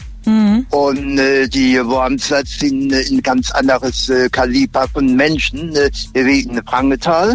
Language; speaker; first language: German; native; German